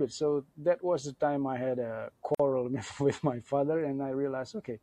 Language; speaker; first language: English; non-native, fluent; Indonesian